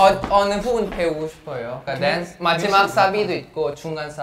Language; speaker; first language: Korean; non-native, fluent; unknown